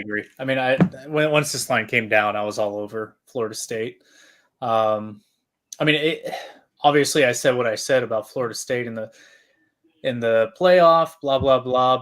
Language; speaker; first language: English; native; English